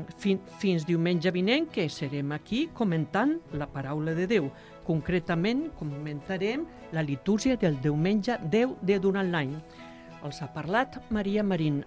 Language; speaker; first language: Catalan; native; Catalan